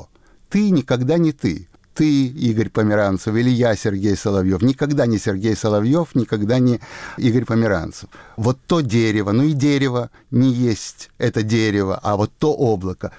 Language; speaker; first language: Russian; native; Russian